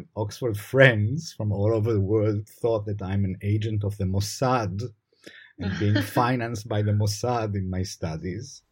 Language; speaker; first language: English; non-native, fluent; Hebrew